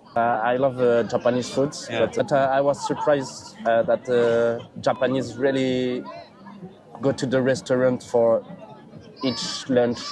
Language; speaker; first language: English; non-native, fluent; French